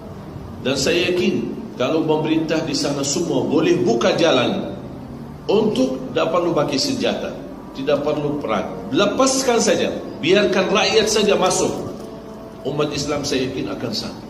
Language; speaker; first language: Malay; non-native, fluent; Arabic